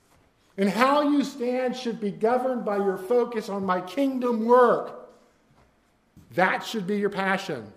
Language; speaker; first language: English; native; English